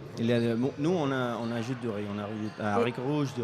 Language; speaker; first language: French; non-native, fluent; Spanish